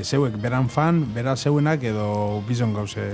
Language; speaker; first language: Basque; native; Basque